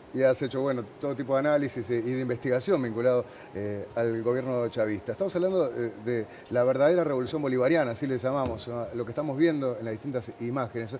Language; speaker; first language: Spanish; native; Spanish